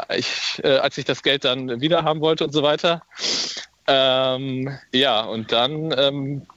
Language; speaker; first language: German; native; German